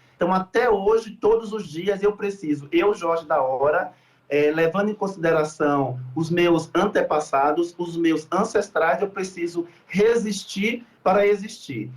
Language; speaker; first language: Portuguese; native; Portuguese